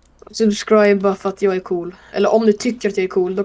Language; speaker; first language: Swedish; native; Swedish